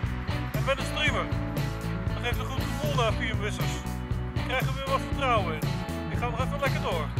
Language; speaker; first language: Dutch; native; Dutch